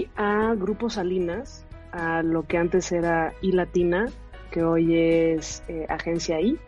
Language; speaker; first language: Spanish; native; Spanish